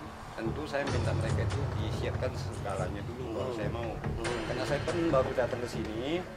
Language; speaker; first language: Indonesian; non-native, local second language; Chinese